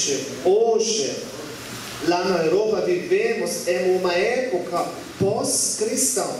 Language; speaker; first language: Portuguese; non-native, learner; German